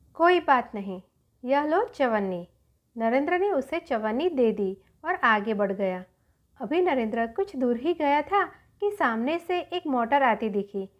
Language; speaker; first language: Hindi; non-native, local second language; Gujarati